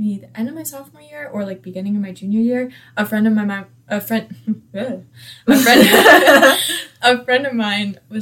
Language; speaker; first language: English; native; English